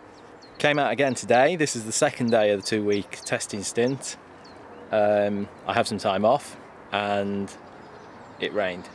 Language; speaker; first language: English; native; English